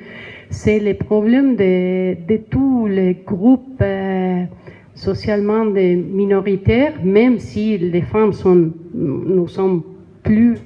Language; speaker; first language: French; non-native, learner; Spanish